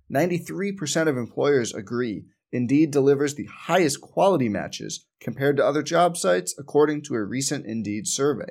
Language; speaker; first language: English; native; English